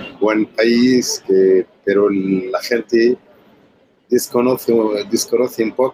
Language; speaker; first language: Spanish; non-native, learner; Arabic